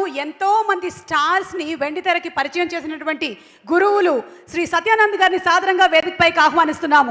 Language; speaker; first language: Telugu; native; Telugu